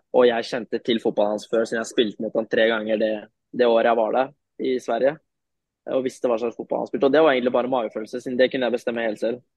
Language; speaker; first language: Norwegian; native; Norwegian